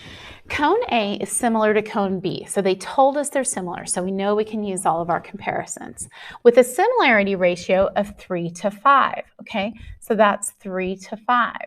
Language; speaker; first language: English; native; English